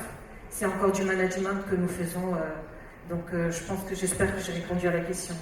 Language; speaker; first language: French; non-native, local second language; Comorian